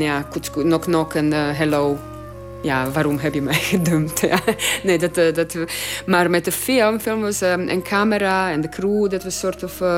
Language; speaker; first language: Dutch; non-native, learner; Croatian